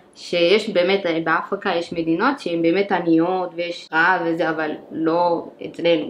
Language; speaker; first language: Hebrew; early bilingual, other home language; Amharic